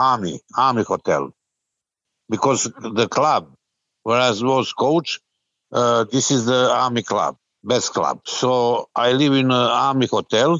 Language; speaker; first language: English; non-native, learner; Serbian